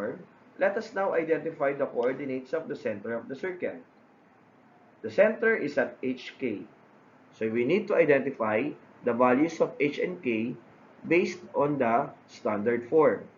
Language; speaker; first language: English; non-native, local second language; Filipino